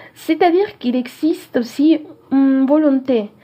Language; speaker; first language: French; non-native, fluent; Spanish